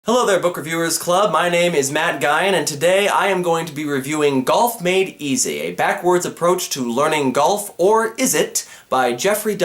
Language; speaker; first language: English; native; English